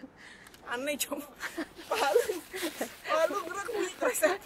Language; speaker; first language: Indonesian; native; Indonesian